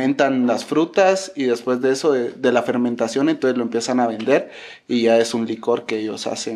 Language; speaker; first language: Spanish; native; Spanish